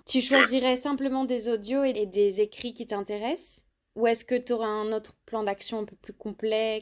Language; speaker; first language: French; native; French